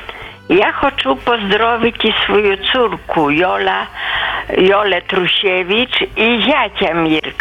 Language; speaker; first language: Polish; non-native, local second language; Belarusian